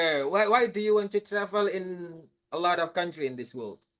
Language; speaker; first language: English; non-native, fluent; Indonesian